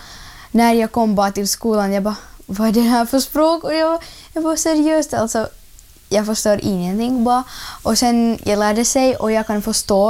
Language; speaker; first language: Swedish; early bilingual, other home language; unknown